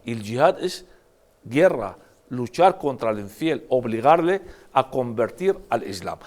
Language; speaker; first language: Spanish; non-native, fluent; Arabic